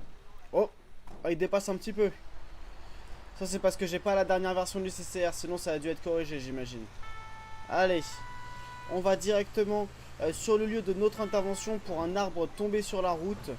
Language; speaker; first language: French; native; French